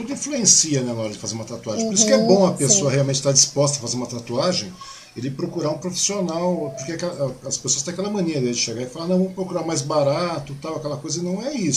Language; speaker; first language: Portuguese; native; Portuguese